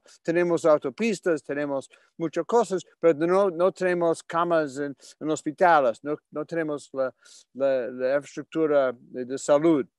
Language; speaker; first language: Spanish; non-native, fluent; English